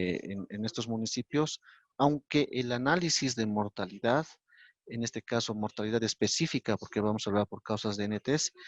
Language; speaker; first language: Spanish; native; Spanish